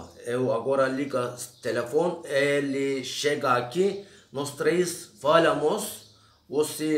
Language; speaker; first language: Portuguese; non-native, learner; Turkish